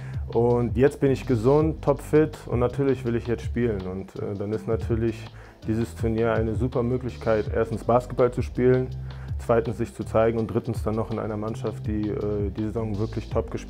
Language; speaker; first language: German; native; German